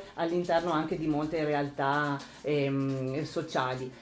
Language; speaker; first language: Italian; native; Italian